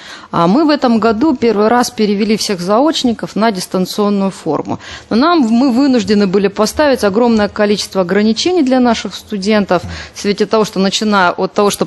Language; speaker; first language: Russian; native; Russian